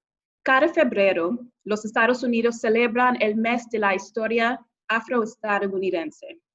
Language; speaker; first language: Spanish; non-native, fluent; English